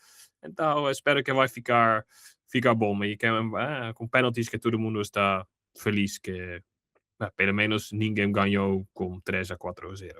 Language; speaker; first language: Portuguese; non-native, fluent; Dutch